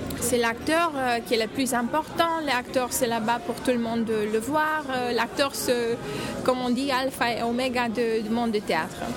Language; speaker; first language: French; non-native, learner; Romanian